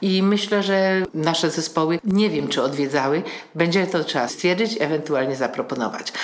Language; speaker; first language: Polish; native; Polish